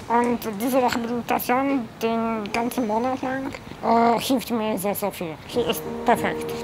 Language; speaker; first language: German; non-native, fluent; Polish